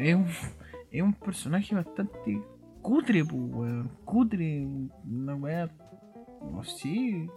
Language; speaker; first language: Spanish; native; Spanish